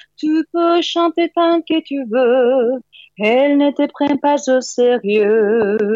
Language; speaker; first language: French; non-native, fluent; Italian